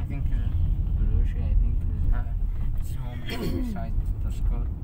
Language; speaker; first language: English; non-native, learner; Arabic